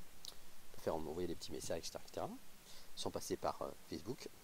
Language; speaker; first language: French; native; French